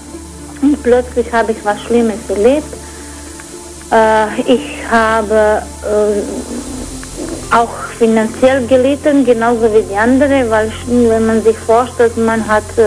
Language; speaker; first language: German; non-native, fluent; Croatian